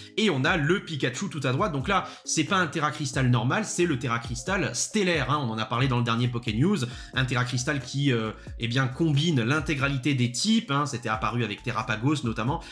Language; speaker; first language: French; native; French